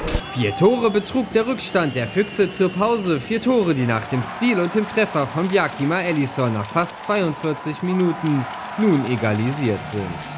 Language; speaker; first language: German; native; German